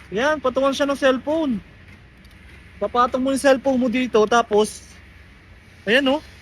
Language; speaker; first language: Filipino; native; Filipino